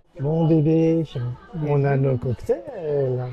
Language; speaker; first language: French; native; French